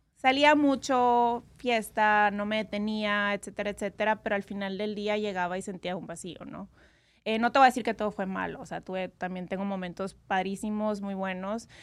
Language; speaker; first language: Spanish; native; Spanish